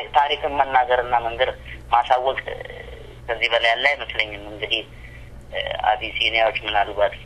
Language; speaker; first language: Amharic; non-native, local second language; Oromo